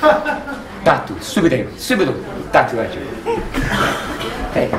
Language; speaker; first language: Italian; non-native, learner; English